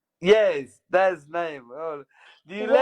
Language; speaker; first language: English; non-native, learner; Somali